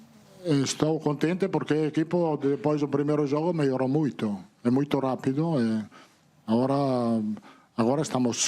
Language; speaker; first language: Portuguese; non-native, fluent; Italian